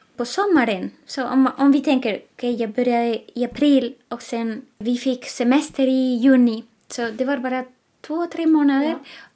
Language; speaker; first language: Swedish; non-native, fluent; Spanish